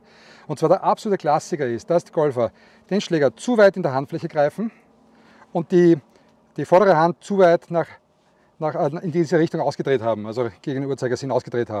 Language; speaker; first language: German; native; German